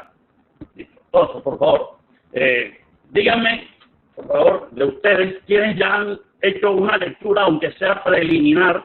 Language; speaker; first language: Spanish; native; Spanish